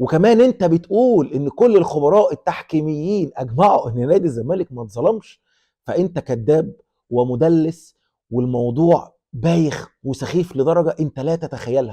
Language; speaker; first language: Arabic; native; Arabic